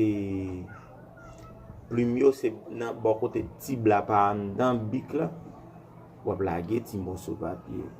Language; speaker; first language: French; non-native, learner; Haitian Creole